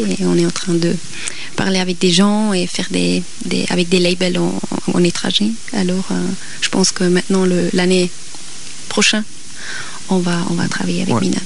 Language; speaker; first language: French; non-native, local second language; German